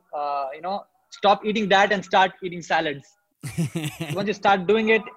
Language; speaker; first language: English; non-native, local second language; Hindi